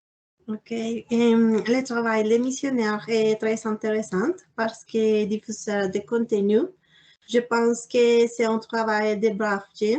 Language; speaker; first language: French; non-native, learner; Spanish